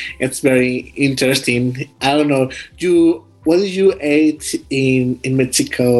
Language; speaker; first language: English; non-native, learner; Spanish